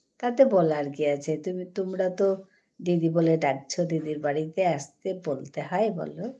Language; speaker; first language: Bangla; non-native, local second language; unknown